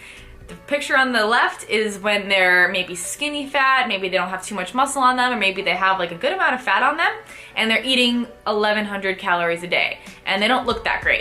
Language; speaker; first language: English; native; English